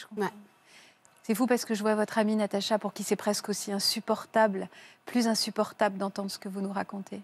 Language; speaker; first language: French; native; French